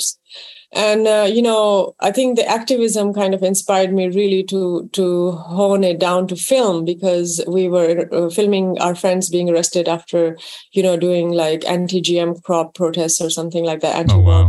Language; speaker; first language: English; non-native, local second language; Urdu